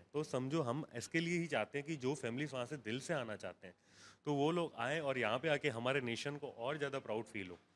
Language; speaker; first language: Hindi; non-native, local second language; Gujarati